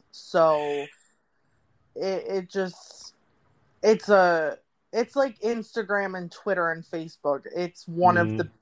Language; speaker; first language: English; native; English